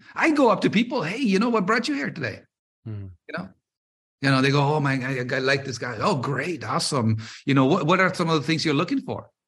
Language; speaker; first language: English; non-native, local second language; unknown